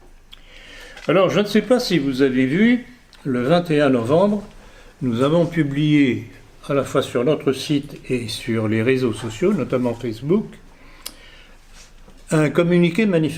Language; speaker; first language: French; native; French